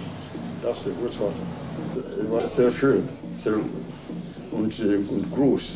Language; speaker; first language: German; non-native, learner; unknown